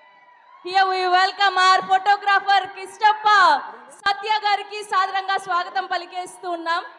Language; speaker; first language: Telugu; native; Telugu